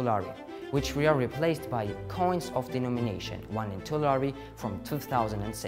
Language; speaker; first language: English; non-native, learner; Georgian